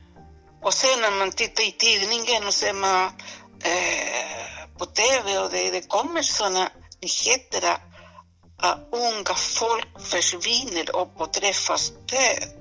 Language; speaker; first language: Swedish; non-native, fluent; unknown